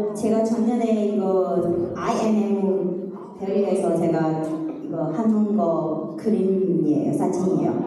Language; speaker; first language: Korean; non-native, learner; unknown